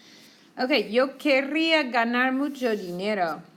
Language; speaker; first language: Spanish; non-native, fluent; English